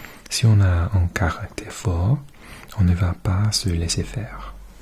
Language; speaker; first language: French; non-native, fluent; English